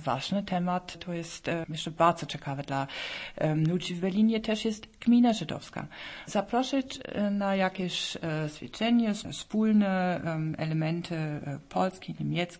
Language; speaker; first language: Polish; non-native, fluent; German